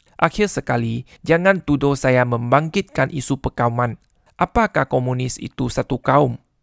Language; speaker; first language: Malay; non-native, local second language; Chinese